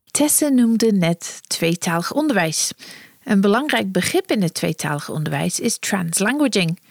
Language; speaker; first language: Dutch; non-native, fluent; English